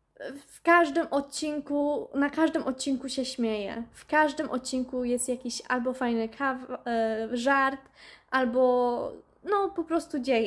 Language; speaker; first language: Polish; early bilingual, heritage; Polish